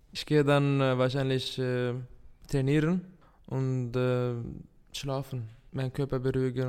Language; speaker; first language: German; non-native, fluent; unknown